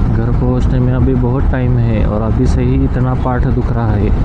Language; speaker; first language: Hindi; non-native, local second language; Marathi